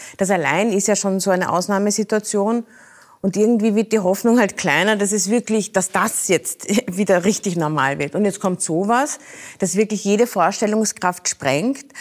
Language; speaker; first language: German; native; German